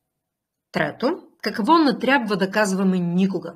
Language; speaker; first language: Bulgarian; non-native, fluent; Russian